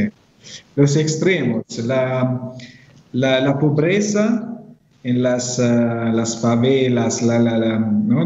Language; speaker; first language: Spanish; non-native, fluent; Italian